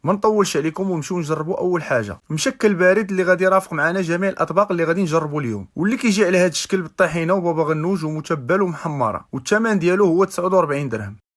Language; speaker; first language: Arabic; native; Arabic